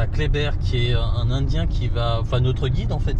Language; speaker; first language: French; native; French